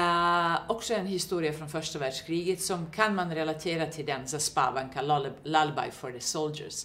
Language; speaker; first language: Swedish; non-native, fluent; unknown